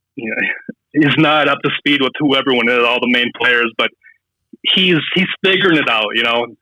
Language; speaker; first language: English; native; English